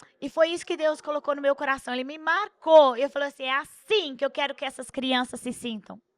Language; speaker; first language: Portuguese; early bilingual, heritage; Portuguese